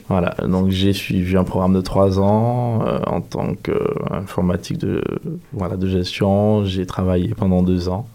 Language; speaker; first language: French; native; French